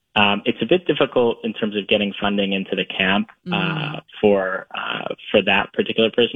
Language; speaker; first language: English; native; English